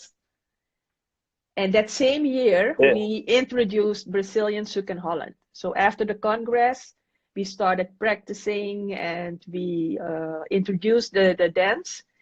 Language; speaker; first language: English; non-native, fluent; Dutch